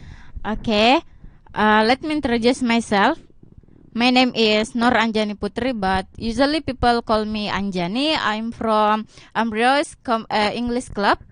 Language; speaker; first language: English; non-native, learner; Indonesian